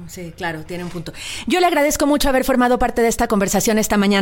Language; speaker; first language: Spanish; native; Spanish